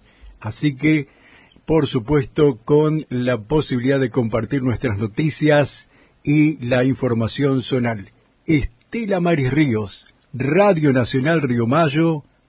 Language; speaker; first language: Spanish; native; Spanish